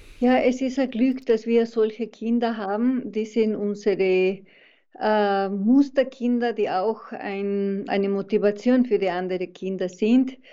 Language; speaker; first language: German; non-native, fluent; Spanish